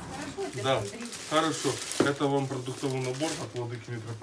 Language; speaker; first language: Russian; native; Russian